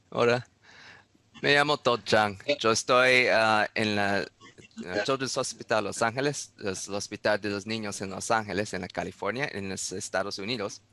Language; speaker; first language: Spanish; non-native, learner; English